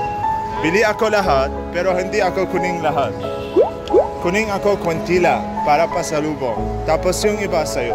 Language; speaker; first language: Filipino; non-native, learner; Arabic